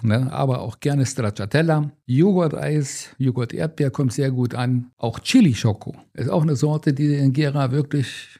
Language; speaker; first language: German; native; German